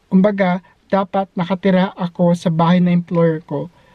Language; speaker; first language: Filipino; native; Filipino